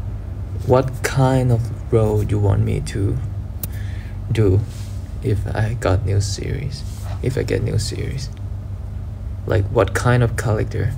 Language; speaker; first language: English; non-native, learner; Thai